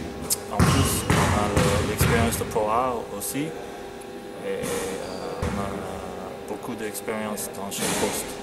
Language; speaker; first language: French; non-native, fluent; English